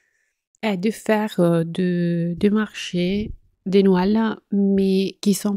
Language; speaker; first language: French; non-native, fluent; Italian